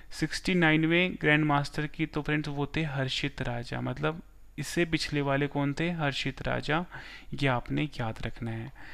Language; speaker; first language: Hindi; non-native, local second language; Gujarati